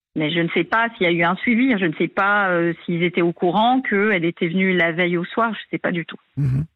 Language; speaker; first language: French; native; French